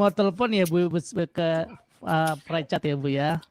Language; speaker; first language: Indonesian; native; Indonesian